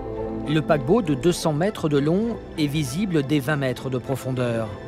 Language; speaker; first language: French; native; French